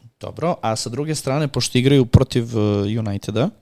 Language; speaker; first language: Serbian; native; Serbian